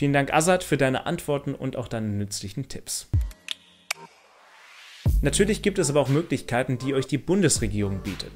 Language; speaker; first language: German; native; German